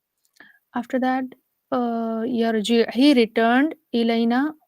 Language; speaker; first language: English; non-native, learner; Urdu